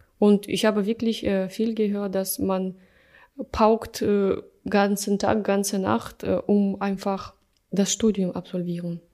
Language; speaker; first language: German; non-native, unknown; Russian